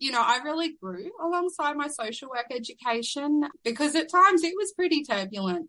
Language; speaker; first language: English; native; English